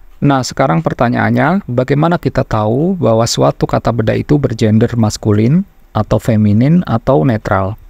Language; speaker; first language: Indonesian; native; Indonesian